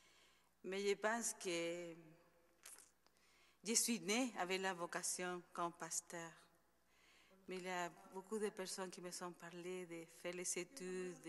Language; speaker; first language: French; non-native, fluent; Spanish